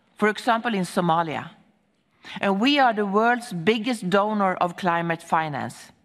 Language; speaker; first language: English; non-native, fluent; Swedish